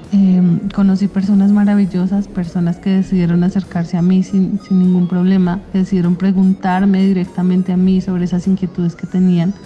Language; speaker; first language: Spanish; native; Spanish